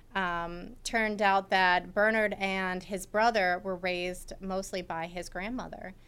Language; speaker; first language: English; native; English